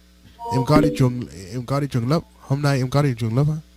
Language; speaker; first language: Vietnamese; non-native, learner; English